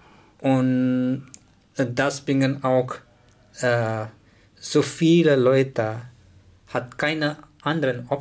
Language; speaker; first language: German; non-native, learner; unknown